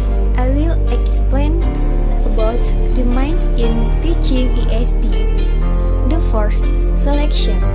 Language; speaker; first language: English; non-native, learner; Indonesian